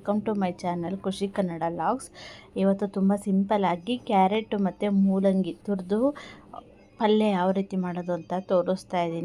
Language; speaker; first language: Kannada; native; Kannada